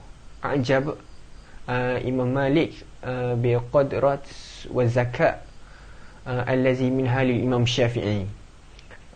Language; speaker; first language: Arabic; non-native, learner; Malay